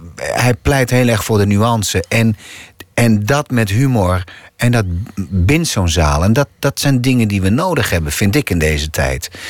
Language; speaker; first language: Dutch; non-native, local second language; Low German